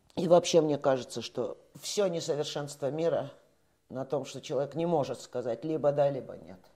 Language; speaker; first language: Russian; native; Russian